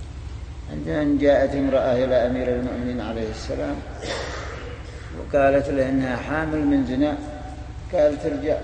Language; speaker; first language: Arabic; native; Arabic